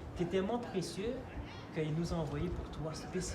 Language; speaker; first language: French; native; French